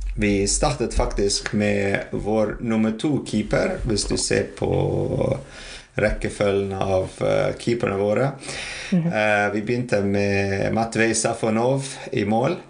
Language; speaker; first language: Norwegian; non-native, fluent; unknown